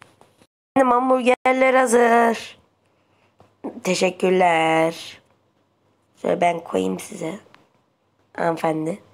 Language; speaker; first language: Turkish; native; Turkish